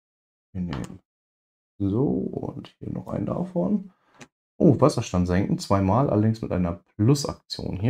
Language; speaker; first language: German; native; German